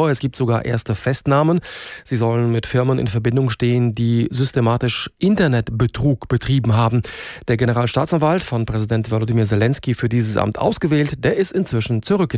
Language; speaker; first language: German; native; German